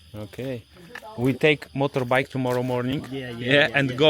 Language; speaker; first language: English; non-native, learner; Polish